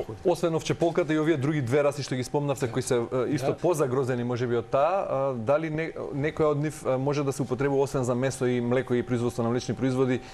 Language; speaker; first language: Macedonian; native; Macedonian